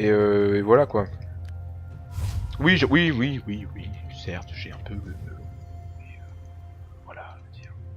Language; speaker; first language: French; native; French